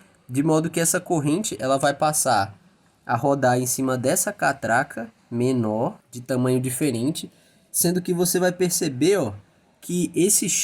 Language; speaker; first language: Portuguese; native; Portuguese